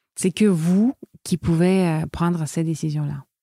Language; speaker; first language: French; non-native, fluent; Russian